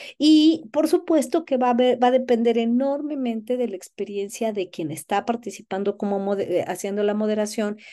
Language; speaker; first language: Spanish; native; Spanish